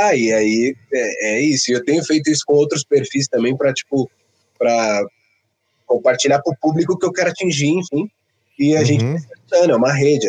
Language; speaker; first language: Portuguese; native; Portuguese